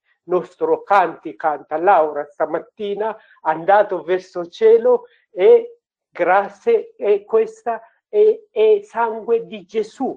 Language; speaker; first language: Italian; non-native, learner; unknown